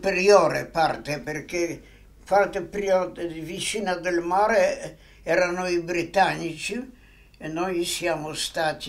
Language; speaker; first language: Italian; non-native, fluent; Polish